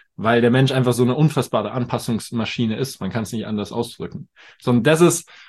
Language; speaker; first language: German; native; German